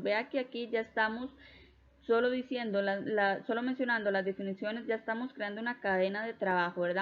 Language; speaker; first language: Spanish; native; Spanish